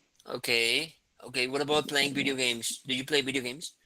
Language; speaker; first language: English; non-native, fluent; Spanish